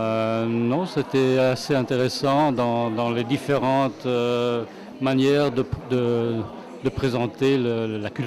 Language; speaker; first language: French; non-native, fluent; Italian